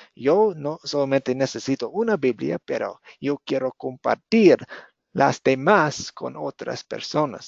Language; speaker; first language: Spanish; non-native, fluent; English